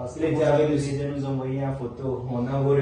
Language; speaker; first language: French; non-native, learner; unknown